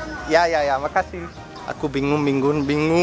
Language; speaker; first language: Indonesian; non-native, fluent; Portuguese